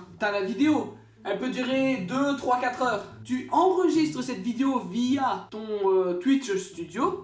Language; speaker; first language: French; native; French